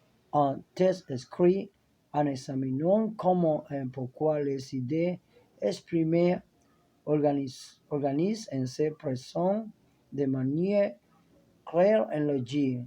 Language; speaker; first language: French; non-native, learner; Spanish